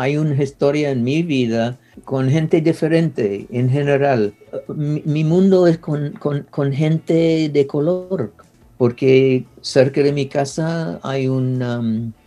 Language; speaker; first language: Spanish; non-native, learner; English